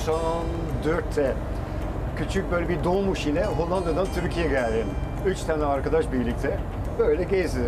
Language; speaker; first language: Turkish; non-native, fluent; Dutch